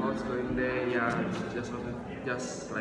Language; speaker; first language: English; non-native, learner; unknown